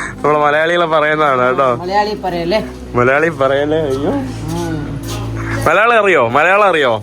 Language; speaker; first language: Malayalam; native; Malayalam